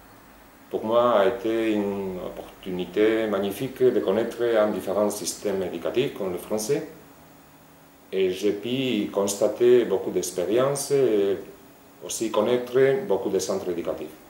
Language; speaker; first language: French; non-native, fluent; Spanish